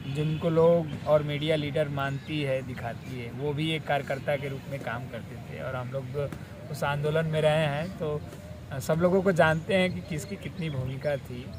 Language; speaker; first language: Hindi; native; Hindi